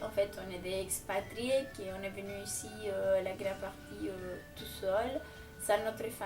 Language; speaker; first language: French; non-native, learner; Spanish